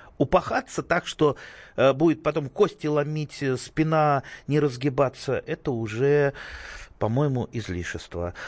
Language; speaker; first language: Russian; native; Russian